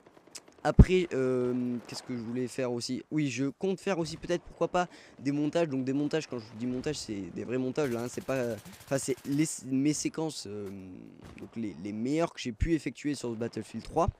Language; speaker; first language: French; native; French